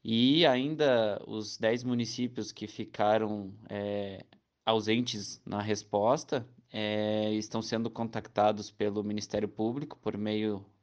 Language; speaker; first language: Portuguese; native; Portuguese